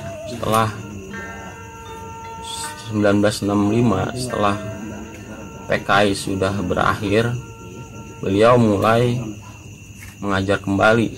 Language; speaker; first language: Indonesian; native; Indonesian